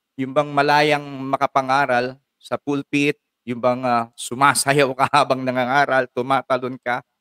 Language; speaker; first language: Filipino; non-native, local second language; Iloko